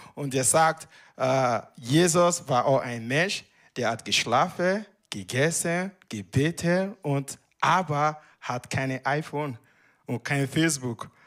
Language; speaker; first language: German; non-native, learner; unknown